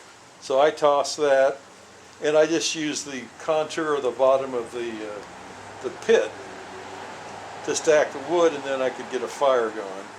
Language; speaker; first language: English; native; English